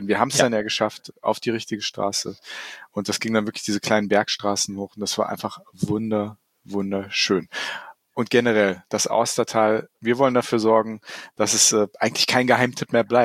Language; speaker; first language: German; native; German